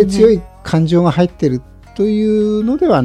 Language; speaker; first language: Japanese; native; Japanese